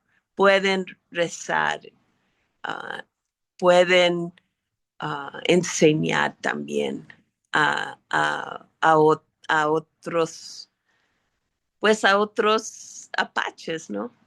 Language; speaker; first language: Spanish; early bilingual, heritage; English